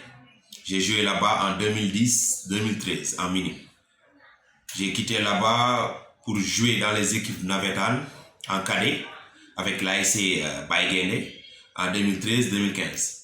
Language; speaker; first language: French; non-native, local second language; Wolof